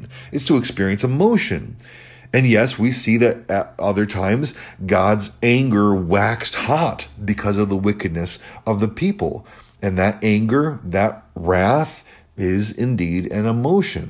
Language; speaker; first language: English; native; English